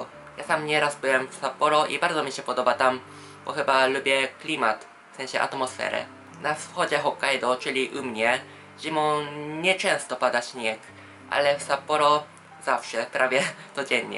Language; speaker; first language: Polish; non-native, fluent; Japanese